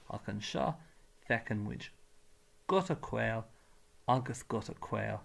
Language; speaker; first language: Irish; non-native, local second language; English